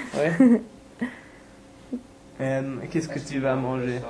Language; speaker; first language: French; non-native, fluent; English